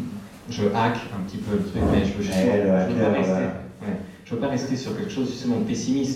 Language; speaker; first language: French; native; French